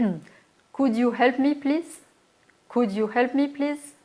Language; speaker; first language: English; non-native, fluent; French